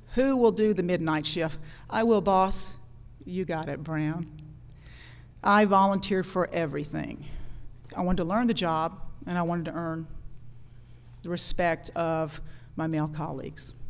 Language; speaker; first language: English; native; English